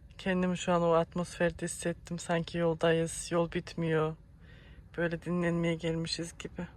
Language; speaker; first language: Turkish; early bilingual, heritage; Turkish